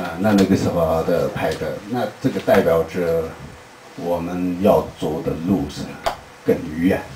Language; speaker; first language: Chinese; non-native, local second language; Tibetan